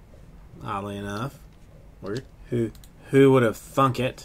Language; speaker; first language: English; native; English